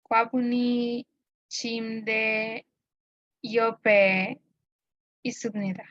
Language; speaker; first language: Korean; non-native, learner; Spanish